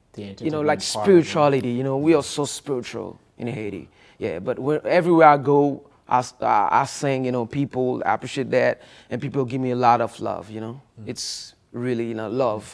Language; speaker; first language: English; non-native, fluent; Haitian Creole